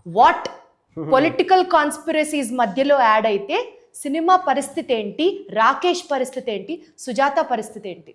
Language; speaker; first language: Telugu; native; Telugu